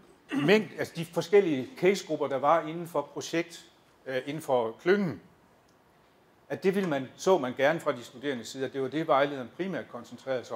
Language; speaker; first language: Danish; native; Danish